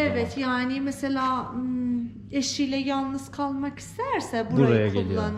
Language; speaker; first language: Turkish; non-native, fluent; Persian